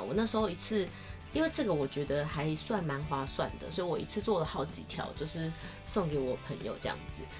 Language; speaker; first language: Chinese; native; Chinese